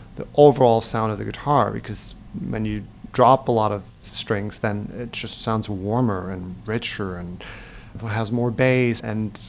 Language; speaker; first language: English; non-native, fluent; German